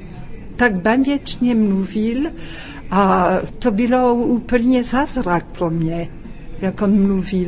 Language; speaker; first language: Czech; non-native, fluent; French